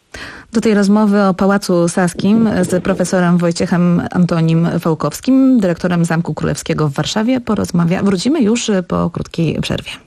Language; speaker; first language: Polish; native; Polish